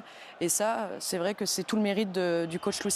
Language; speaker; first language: French; native; French